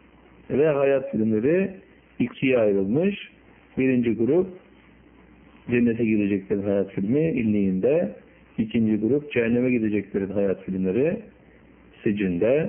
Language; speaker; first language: Turkish; native; Turkish